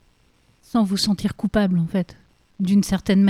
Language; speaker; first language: French; native; French